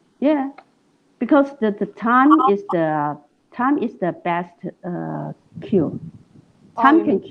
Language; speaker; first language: English; non-native, learner; Chinese